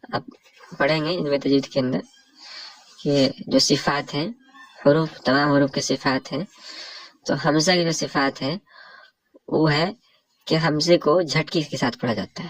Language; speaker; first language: Urdu; native; Urdu